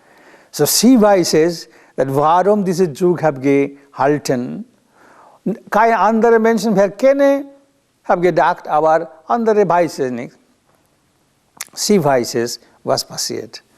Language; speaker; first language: German; non-native, learner; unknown